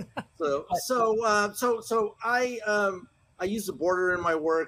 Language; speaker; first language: English; early bilingual, other home language; Spanish